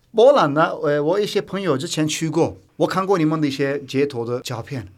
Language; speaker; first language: Chinese; non-native, fluent; Turkish